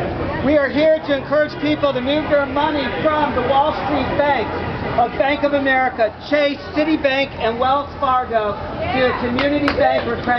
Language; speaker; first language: English; native; English